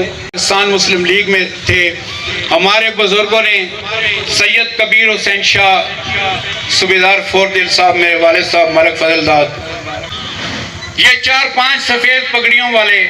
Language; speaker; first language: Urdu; non-native, local second language; Punjabi